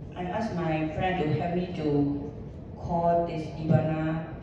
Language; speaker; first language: English; non-native, learner; Burmese